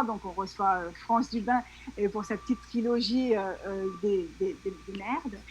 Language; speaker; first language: French; native; French